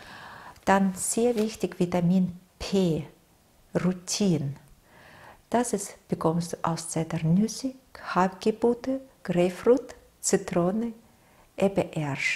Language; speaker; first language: German; non-native, fluent; Russian